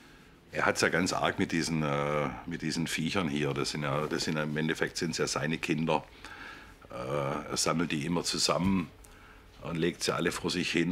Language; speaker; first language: German; native; German